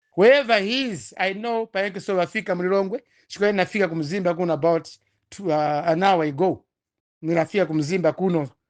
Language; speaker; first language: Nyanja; non-native, local second language; Tumbuka